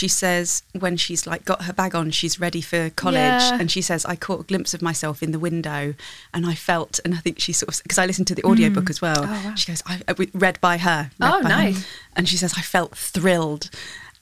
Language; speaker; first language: English; native; English